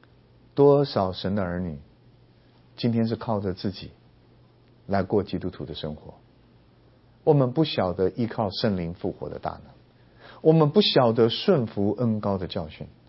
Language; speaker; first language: Chinese; native; Chinese